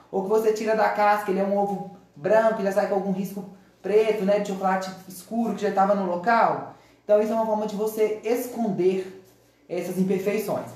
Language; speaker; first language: Portuguese; native; Portuguese